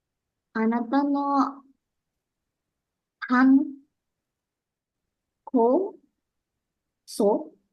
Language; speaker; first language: Japanese; non-native, learner; Indonesian